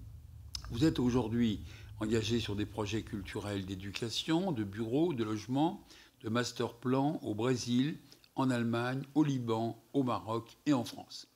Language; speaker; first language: French; native; French